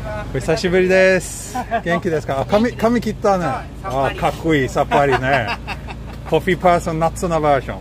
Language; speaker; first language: Japanese; non-native, fluent; Swedish